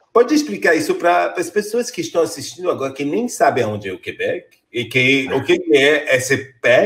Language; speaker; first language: Portuguese; non-native, fluent; French